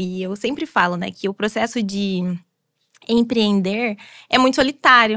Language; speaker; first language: Portuguese; native; Portuguese